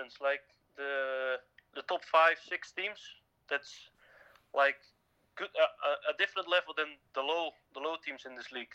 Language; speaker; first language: English; non-native, fluent; Dutch